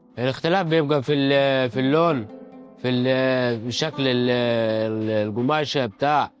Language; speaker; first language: Egyptian Arabic; native; Egyptian Arabic